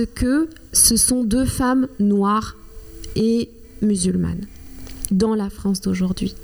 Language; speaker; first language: French; non-native, local second language; Kinyarwanda